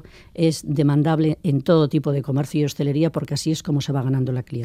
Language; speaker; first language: Spanish; native; Spanish